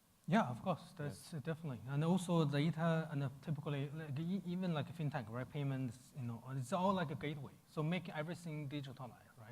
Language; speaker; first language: English; non-native, fluent; Chinese